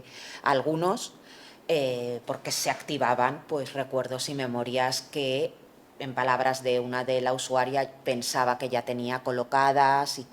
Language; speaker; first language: Spanish; native; Spanish